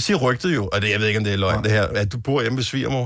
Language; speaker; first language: Danish; native; Danish